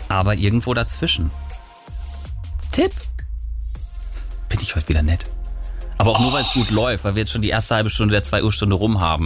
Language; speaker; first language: German; native; German